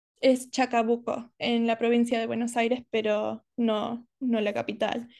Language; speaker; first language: Spanish; early bilingual, heritage; Spanish